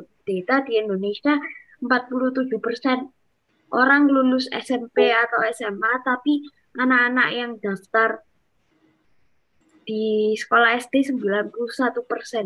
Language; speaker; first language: Indonesian; non-native, local second language; English